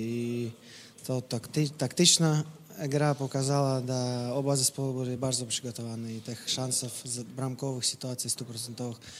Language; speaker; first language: Polish; non-native, fluent; Russian